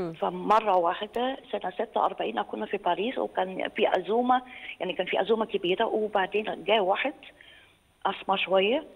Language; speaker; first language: Arabic; non-native, fluent; French